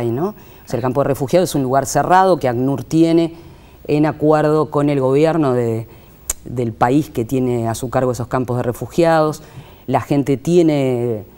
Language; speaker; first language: Spanish; native; Spanish